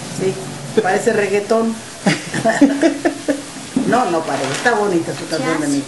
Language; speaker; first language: Spanish; native; Spanish